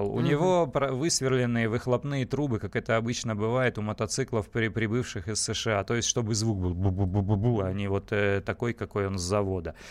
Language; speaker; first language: Russian; native; Russian